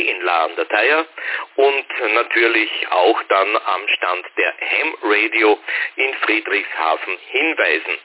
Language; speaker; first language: German; native; German